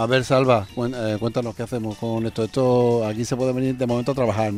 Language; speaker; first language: Spanish; native; Spanish